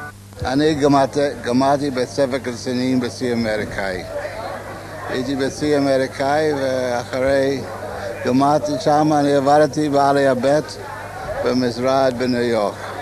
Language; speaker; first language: Hebrew; non-native, learner; English